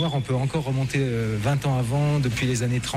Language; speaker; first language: French; native; French